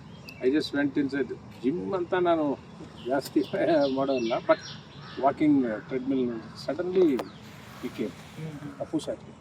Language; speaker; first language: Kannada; non-native, learner; Telugu